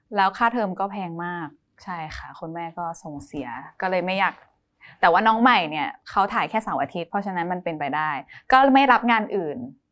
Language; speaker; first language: Thai; native; Thai